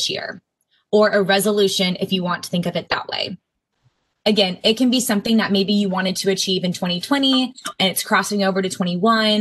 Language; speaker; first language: English; native; English